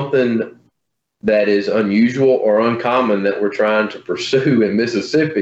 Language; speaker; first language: English; native; English